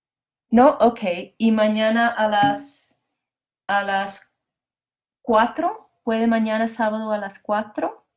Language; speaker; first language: Spanish; non-native, fluent; English